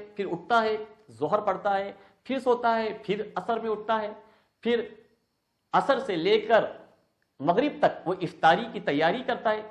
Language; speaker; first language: Urdu; native; Urdu